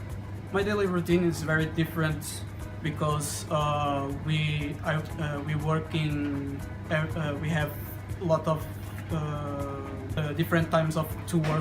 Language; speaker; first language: English; non-native, learner; Portuguese